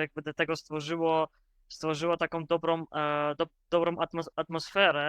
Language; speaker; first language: Polish; non-native, fluent; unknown